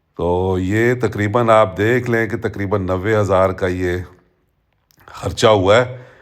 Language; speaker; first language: Urdu; non-native, local second language; Punjabi